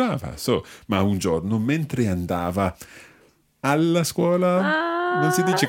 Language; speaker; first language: Italian; non-native, fluent; English